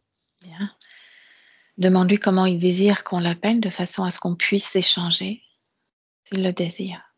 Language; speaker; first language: French; native; French